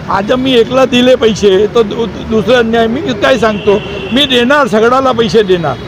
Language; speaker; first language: Marathi; non-native, local second language; Gujarati